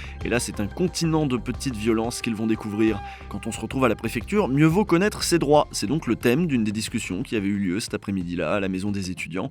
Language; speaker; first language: French; native; French